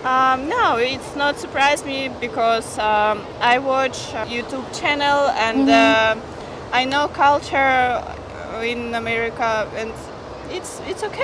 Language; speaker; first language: English; non-native, learner; Russian